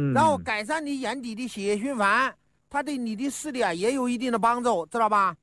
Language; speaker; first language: Chinese; native; Chinese